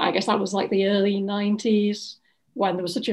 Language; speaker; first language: English; native; English